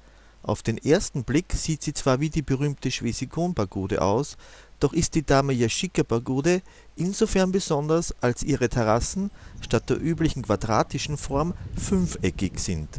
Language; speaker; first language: German; native; German